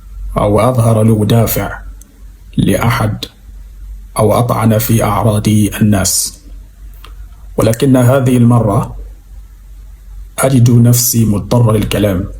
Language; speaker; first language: Arabic; non-native, fluent; Yoruba